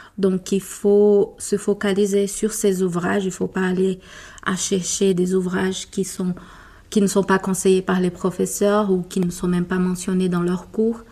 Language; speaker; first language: French; non-native, fluent; Portuguese